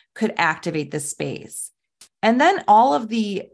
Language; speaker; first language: English; native; English